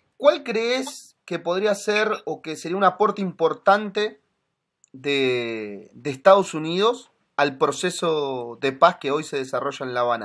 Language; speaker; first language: Spanish; native; Spanish